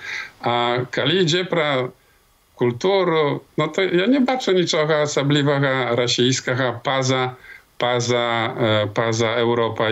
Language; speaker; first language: Polish; non-native, local second language; Belarusian